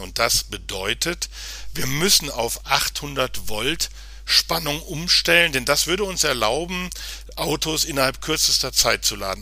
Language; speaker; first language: German; native; German